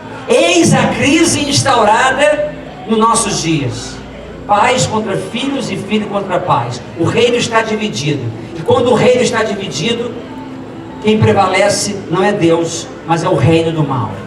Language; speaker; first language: Portuguese; native; Portuguese